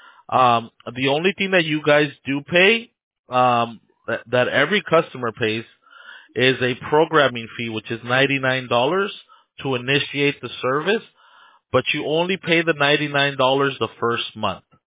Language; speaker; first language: English; early bilingual, other home language; Spanish